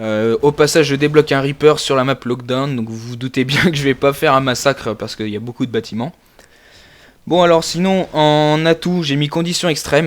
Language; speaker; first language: French; native; French